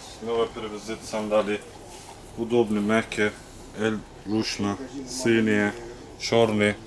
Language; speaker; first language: Russian; non-native, local second language; Turkish